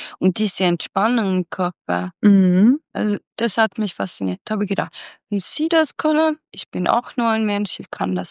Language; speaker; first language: German; non-native, fluent; Swedish